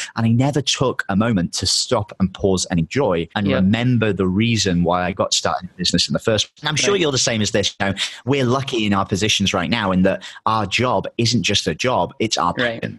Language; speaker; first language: English; native; English